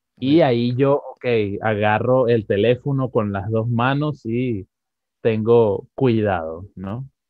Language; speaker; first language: Spanish; native; Spanish